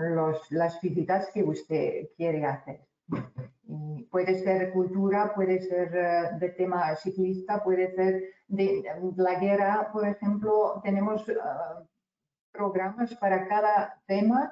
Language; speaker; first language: Spanish; non-native, fluent; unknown